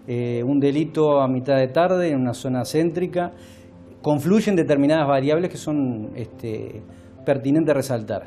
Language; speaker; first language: Spanish; native; Spanish